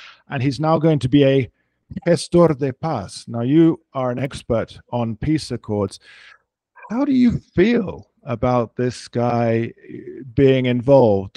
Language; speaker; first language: English; native; English